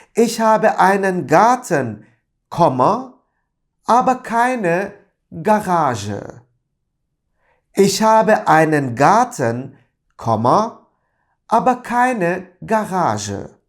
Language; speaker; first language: German; non-native, fluent; Turkish